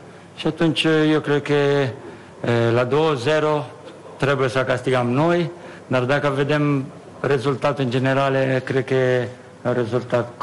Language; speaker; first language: Romanian; non-native, learner; Italian